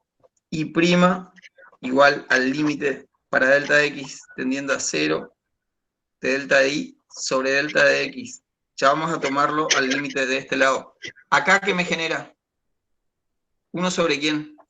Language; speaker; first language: Spanish; native; Spanish